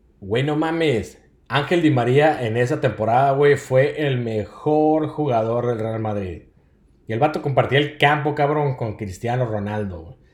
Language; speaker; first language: Spanish; native; Spanish